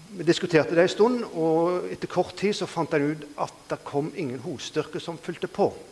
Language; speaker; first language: Norwegian; native; Norwegian